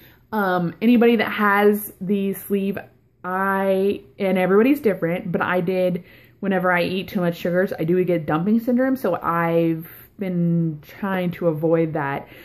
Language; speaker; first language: English; native; English